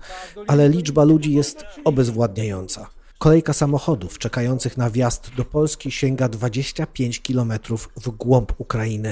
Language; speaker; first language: Polish; native; Polish